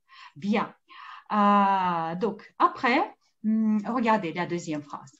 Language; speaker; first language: French; non-native, fluent; Russian